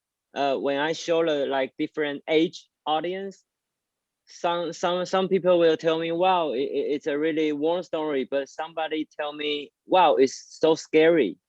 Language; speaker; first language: English; non-native, learner; Chinese